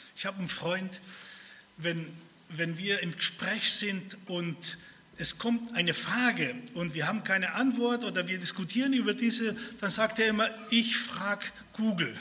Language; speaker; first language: German; early bilingual, other home language; Spanish